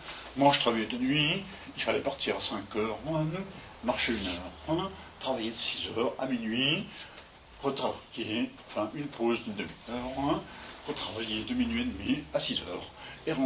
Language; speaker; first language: French; native; French